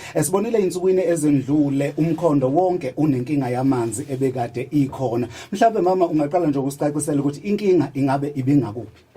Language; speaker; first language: Zulu; native; Zulu